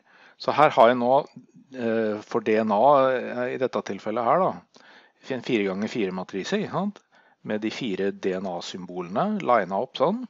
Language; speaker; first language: Norwegian; native; Norwegian